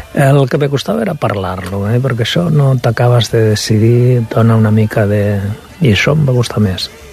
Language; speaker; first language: Catalan; non-native, local second language; Spanish